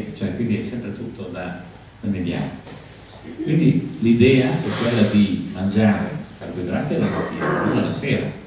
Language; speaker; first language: Italian; native; Italian